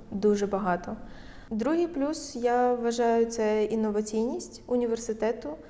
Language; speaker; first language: Ukrainian; native; Ukrainian